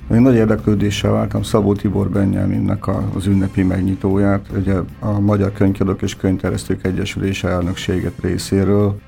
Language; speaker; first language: Hungarian; native; Hungarian